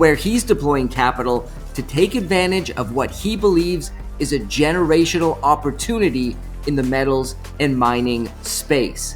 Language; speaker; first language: English; native; English